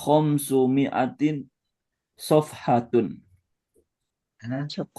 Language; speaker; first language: Arabic; non-native, learner; Indonesian